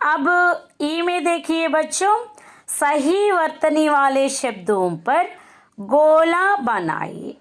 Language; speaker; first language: Hindi; non-native, local second language; Telugu